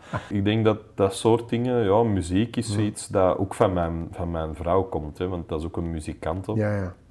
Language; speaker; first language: Dutch; non-native, local second language; English